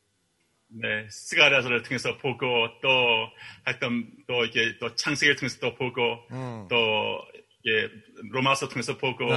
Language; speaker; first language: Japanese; non-native, learner; Korean